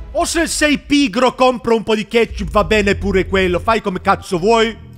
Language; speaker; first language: Italian; non-native, learner; Swedish